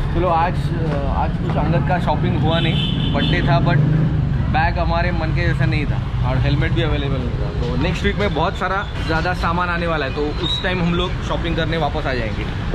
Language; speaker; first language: Hindi; non-native, local second language; Marathi